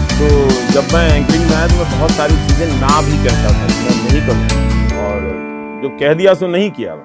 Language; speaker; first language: Hindi; non-native, local second language; Bhojpuri